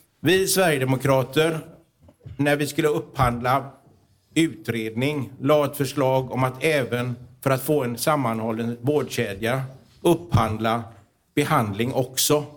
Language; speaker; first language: Swedish; native; Swedish